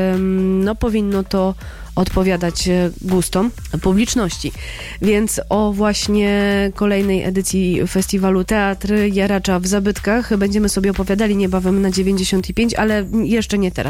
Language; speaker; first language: Polish; native; Polish